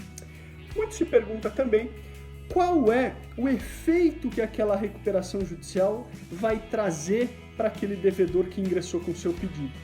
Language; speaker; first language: Portuguese; native; Portuguese